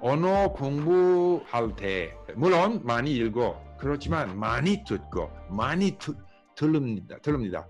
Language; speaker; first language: Korean; non-native, learner; English